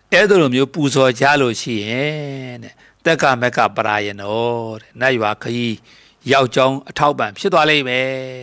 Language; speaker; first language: Burmese; native; Burmese